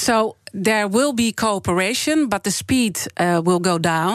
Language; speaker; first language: English; non-native, fluent; Dutch